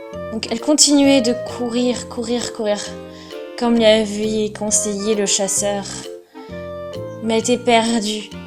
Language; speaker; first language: French; non-native, fluent; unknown